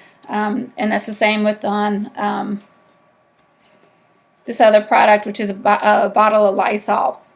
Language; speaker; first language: English; native; English